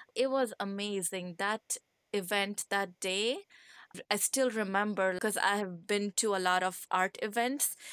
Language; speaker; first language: English; non-native, fluent; Persian